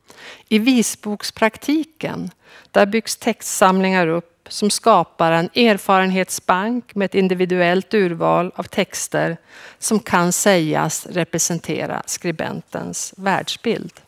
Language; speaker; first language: Swedish; native; Swedish